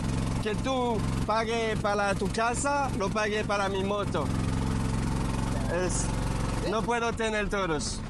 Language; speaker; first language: Spanish; non-native, learner; French